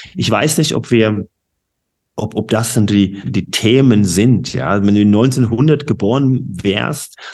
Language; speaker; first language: German; non-native, fluent; Norwegian